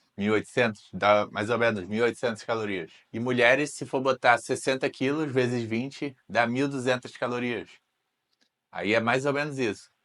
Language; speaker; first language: Portuguese; native; Portuguese